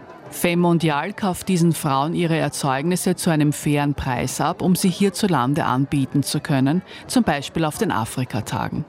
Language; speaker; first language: German; native; German